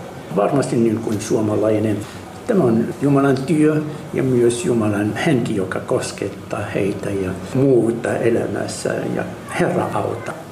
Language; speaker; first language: Finnish; non-native, fluent; Arabic